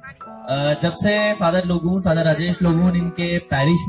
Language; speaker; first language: Hindi; native; Hindi